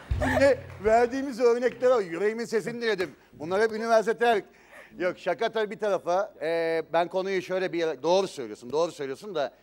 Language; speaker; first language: Turkish; native; Turkish